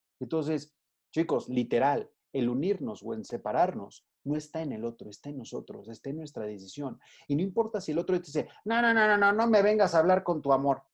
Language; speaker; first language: Spanish; native; Spanish